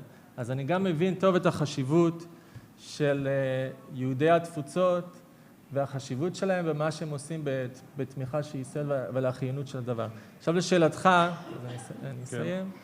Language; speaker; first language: Hebrew; non-native, fluent; English